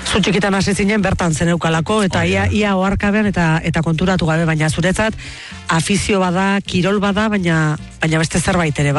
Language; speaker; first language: Basque; native; Basque